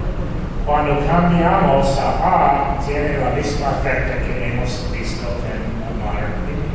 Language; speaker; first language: Spanish; non-native, fluent; English